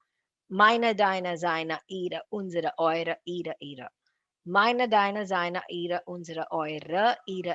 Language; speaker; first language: German; non-native, fluent; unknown